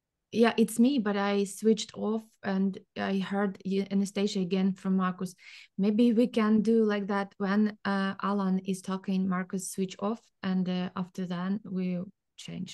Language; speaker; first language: English; non-native, fluent; Ukrainian